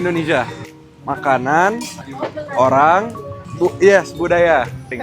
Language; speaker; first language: Indonesian; non-native, learner; Czech